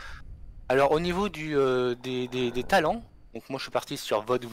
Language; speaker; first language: French; native; French